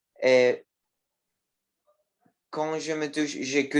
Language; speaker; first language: French; non-native, learner; Spanish